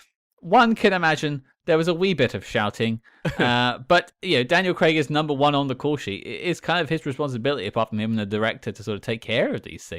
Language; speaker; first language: English; native; English